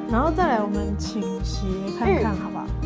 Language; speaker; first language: Chinese; native; Chinese